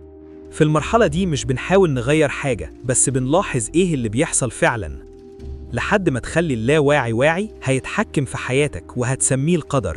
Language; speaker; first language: Arabic; native; Arabic